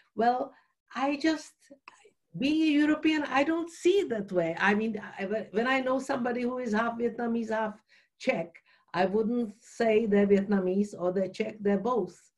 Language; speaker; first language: English; non-native, fluent; Czech